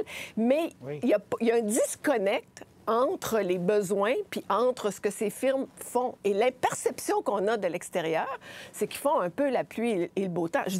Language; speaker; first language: French; native; French